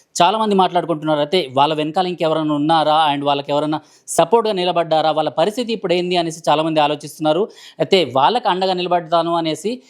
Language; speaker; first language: Telugu; native; Telugu